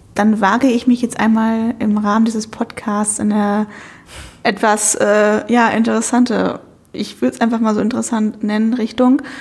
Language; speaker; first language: German; native; German